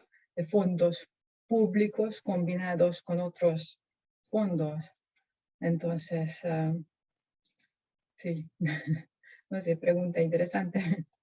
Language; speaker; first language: Spanish; non-native, fluent; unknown